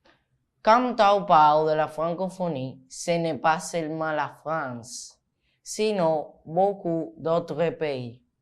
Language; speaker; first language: French; non-native, learner; Spanish